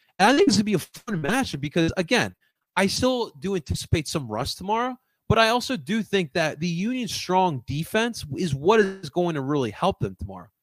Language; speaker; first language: English; early bilingual, other home language; Spanish